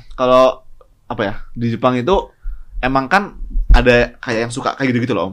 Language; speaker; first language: Indonesian; native; Indonesian